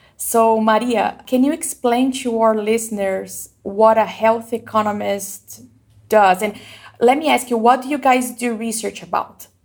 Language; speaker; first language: English; non-native, fluent; Portuguese